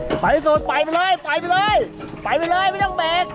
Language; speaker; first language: Thai; native; Thai